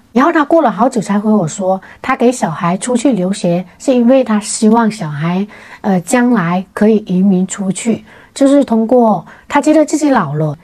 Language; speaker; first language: Chinese; native; Chinese